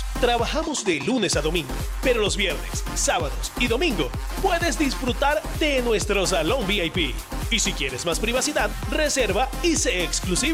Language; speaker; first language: Spanish; native; Spanish